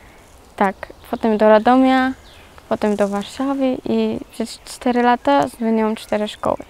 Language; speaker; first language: Polish; early bilingual, other home language; Georgian